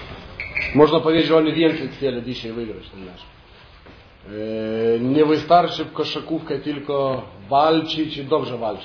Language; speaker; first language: Polish; non-native, fluent; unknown